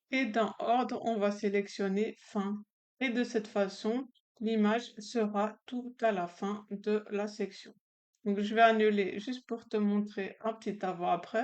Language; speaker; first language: French; native; French